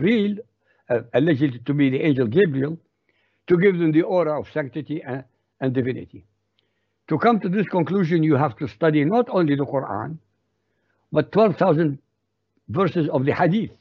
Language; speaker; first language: English; non-native, fluent; Arabic